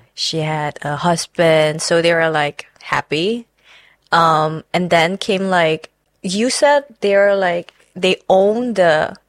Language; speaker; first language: English; non-native, fluent; Chinese